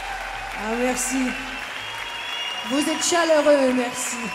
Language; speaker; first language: French; non-native, learner; English